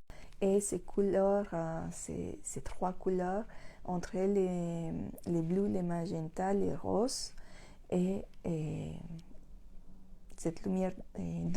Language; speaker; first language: French; non-native, fluent; Spanish